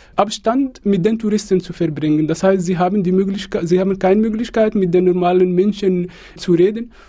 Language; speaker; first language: German; non-native, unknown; Arabic